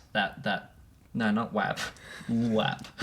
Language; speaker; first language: English; native; English